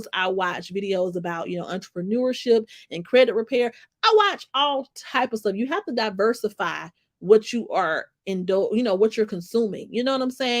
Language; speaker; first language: English; native; English